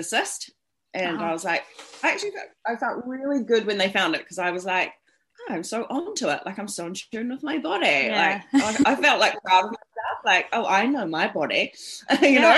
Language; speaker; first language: English; native; English